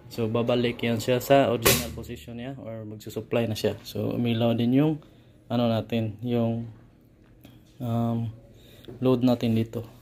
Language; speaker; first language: Filipino; non-native, local second language; Cebuano